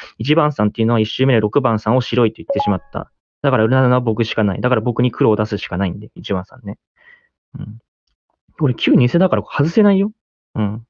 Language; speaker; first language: Japanese; native; Japanese